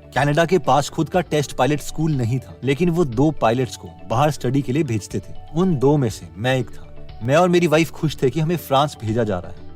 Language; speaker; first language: Hindi; native; Hindi